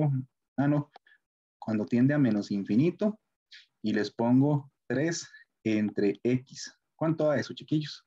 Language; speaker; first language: Spanish; native; Spanish